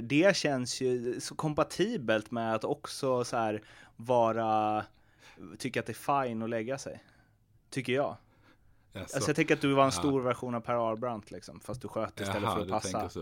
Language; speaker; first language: Swedish; native; Swedish